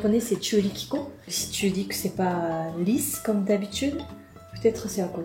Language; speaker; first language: French; non-native, learner; Japanese